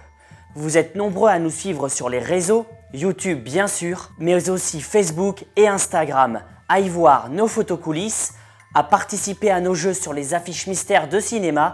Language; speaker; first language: French; native; French